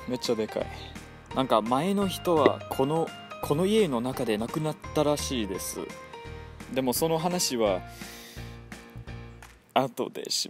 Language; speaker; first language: Japanese; non-native, fluent; English